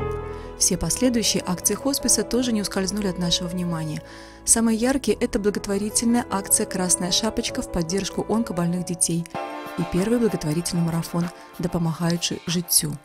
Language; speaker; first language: Russian; native; Russian